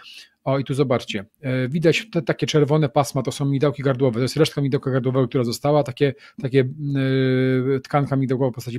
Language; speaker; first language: Polish; native; Polish